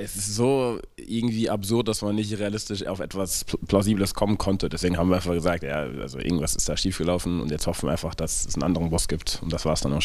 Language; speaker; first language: German; native; German